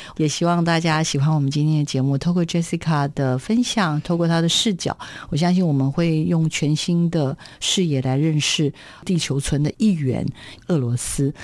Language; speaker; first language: Chinese; native; Chinese